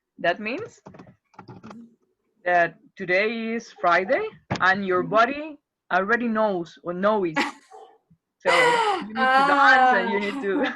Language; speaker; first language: English; non-native, fluent; Spanish